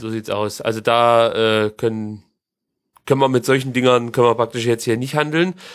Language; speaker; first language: German; native; German